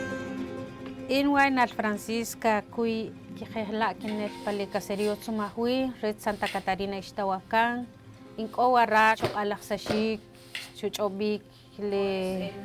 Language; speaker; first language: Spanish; non-native, local second language; Kʼicheʼ